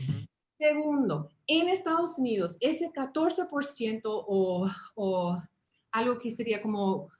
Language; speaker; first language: Spanish; early bilingual, heritage; English